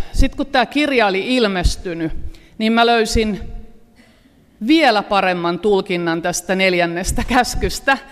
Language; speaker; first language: Finnish; native; Finnish